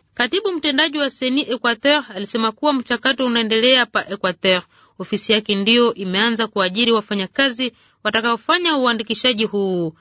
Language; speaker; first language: Swahili; native; Swahili